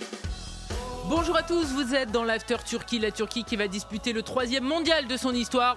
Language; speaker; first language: French; native; French